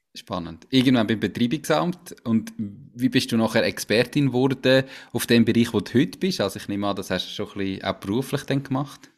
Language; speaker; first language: German; native; German